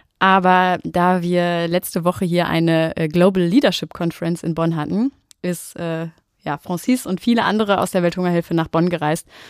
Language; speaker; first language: German; native; German